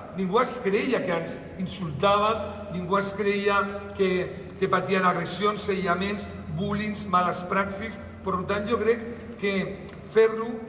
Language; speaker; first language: Catalan; non-native, local second language; Spanish